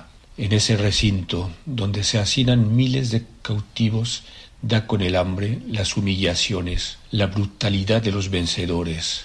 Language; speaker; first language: Spanish; native; Spanish